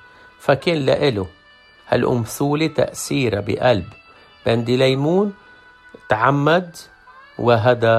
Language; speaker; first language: Arabic; native; Arabic